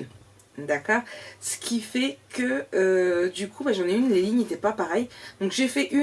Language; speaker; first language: French; native; French